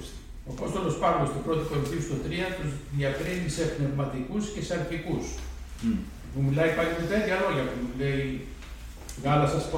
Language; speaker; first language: Greek; native; Greek